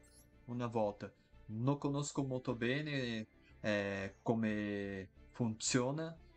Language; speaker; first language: Italian; non-native, learner; Portuguese